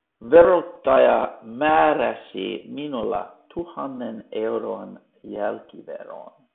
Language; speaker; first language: Finnish; non-native, learner; English